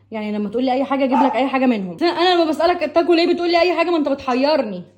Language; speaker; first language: Arabic; native; Arabic